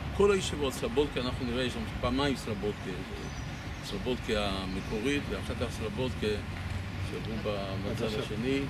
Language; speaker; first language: Hebrew; non-native, fluent; Portuguese